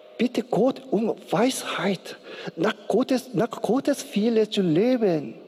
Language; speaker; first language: German; non-native, learner; Korean